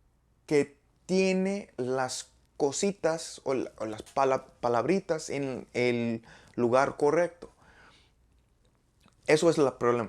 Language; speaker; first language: Spanish; non-native, learner; English